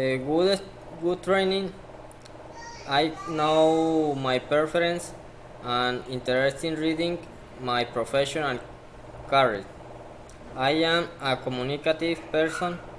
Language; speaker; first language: English; non-native, learner; Spanish